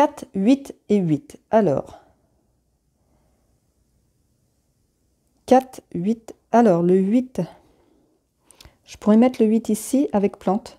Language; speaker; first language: French; native; French